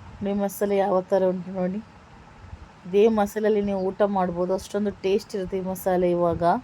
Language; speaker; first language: Kannada; non-native, local second language; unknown